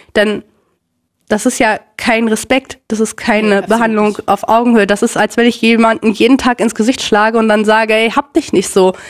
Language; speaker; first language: German; native; German